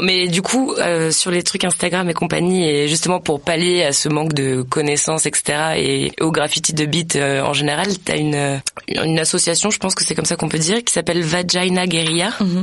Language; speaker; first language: French; native; French